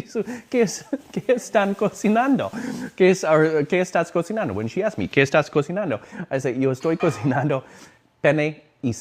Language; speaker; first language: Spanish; non-native, learner; English